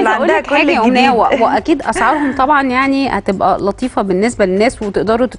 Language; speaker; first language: Arabic; native; Arabic